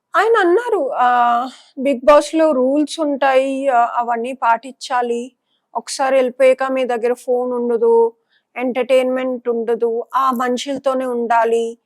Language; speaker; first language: Telugu; non-native, local second language; Punjabi